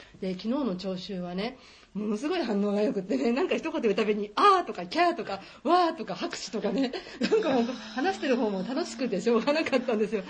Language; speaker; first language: Japanese; native; Japanese